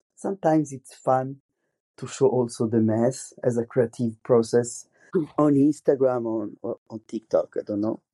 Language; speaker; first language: English; non-native, fluent; Italian